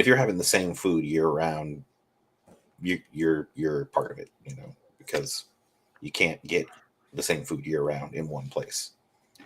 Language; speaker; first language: English; native; English